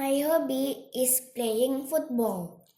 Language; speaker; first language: English; non-native, learner; Indonesian